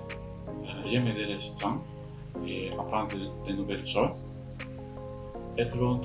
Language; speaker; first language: French; non-native, fluent; Portuguese